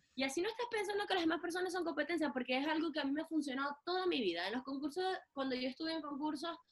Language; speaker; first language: Spanish; native; Spanish